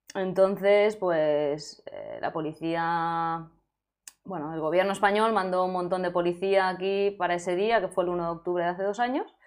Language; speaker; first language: Spanish; native; Spanish